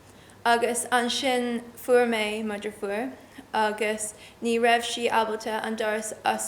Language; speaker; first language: Irish; non-native, learner; English